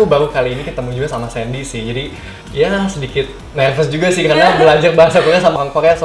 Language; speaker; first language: Indonesian; native; Indonesian